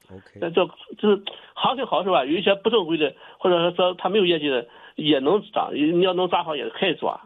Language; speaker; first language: Chinese; native; Chinese